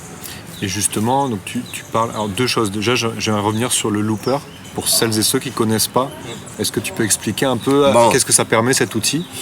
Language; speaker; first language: French; native; French